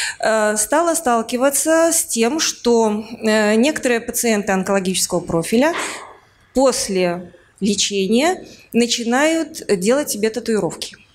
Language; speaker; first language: Russian; native; Russian